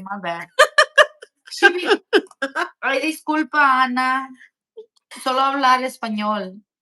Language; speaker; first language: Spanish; non-native, learner; English